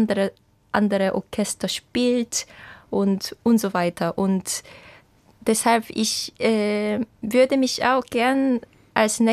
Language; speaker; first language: German; non-native, fluent; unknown